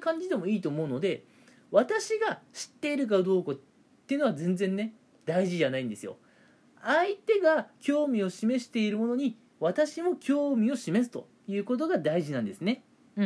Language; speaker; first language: Japanese; native; Japanese